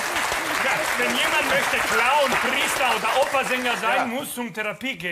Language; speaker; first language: German; non-native, fluent; Spanish